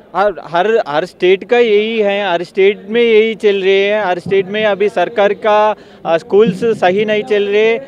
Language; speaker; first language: Hindi; non-native, local second language; Telugu